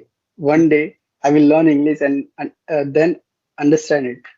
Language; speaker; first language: English; non-native, learner; Hindi